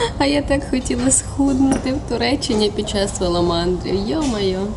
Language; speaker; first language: Ukrainian; native; Ukrainian